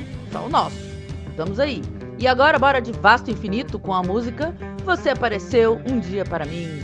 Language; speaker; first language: Portuguese; native; Portuguese